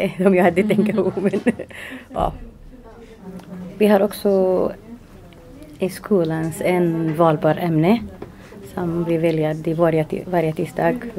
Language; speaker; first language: Swedish; non-native, learner; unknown